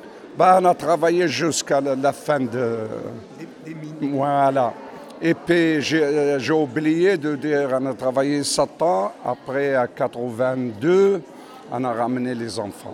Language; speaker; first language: French; non-native, fluent; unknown